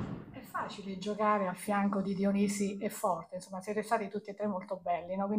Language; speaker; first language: Italian; native; Italian